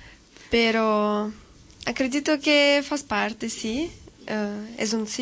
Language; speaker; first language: Spanish; non-native, learner; Portuguese